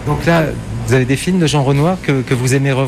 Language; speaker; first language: French; native; French